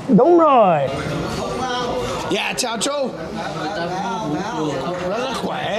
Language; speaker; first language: Vietnamese; non-native, fluent; English